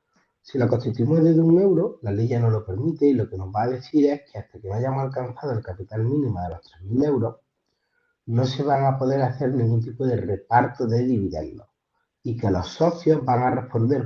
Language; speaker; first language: Spanish; native; Spanish